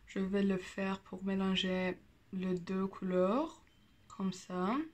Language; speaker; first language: French; non-native, learner; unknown